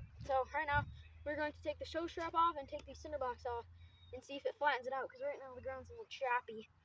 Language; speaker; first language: English; native; English